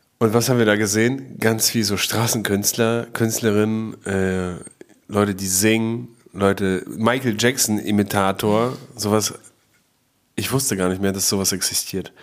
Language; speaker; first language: German; native; German